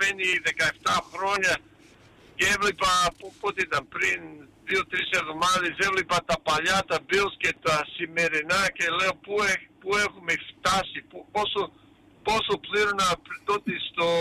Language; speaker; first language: Greek; early bilingual, heritage; Greek